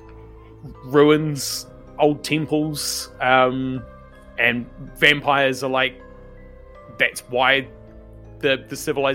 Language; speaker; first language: English; native; English